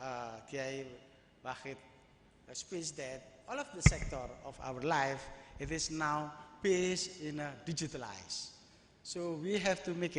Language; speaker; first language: English; non-native, learner; Indonesian